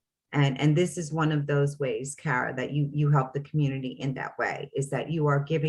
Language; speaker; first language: English; native; English